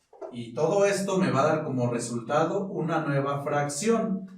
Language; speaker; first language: Spanish; native; Spanish